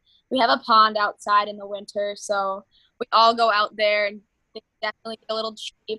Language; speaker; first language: English; native; English